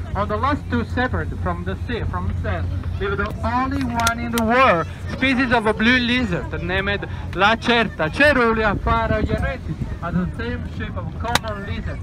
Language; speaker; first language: English; non-native, fluent; Italian